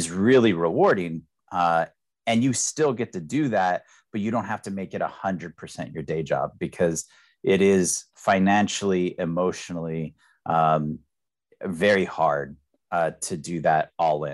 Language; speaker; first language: English; native; English